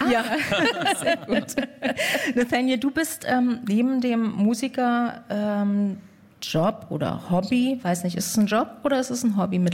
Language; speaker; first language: German; native; German